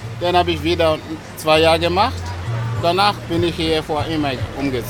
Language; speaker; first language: German; non-native, learner; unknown